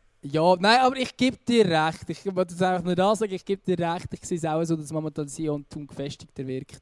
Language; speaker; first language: German; native; German